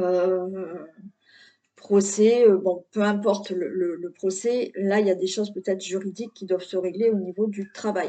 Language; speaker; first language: French; native; French